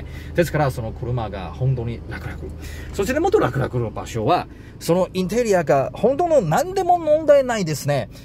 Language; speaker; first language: Japanese; non-native, learner; Chinese